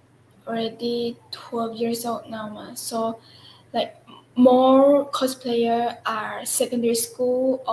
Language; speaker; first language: English; non-native, local second language; Chinese